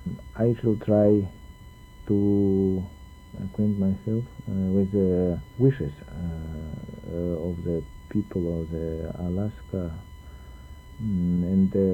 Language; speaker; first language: English; non-native, learner; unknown